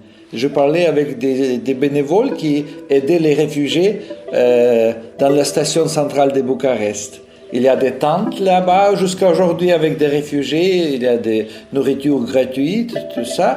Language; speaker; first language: French; non-native, fluent; Russian